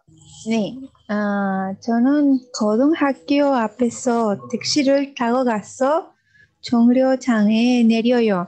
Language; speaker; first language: Korean; non-native, learner; Spanish